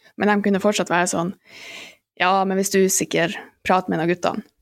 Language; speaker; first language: Norwegian; native; Norwegian